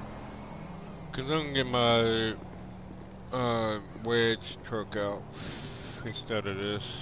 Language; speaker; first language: English; native; English